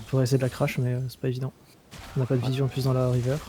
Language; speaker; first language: French; native; French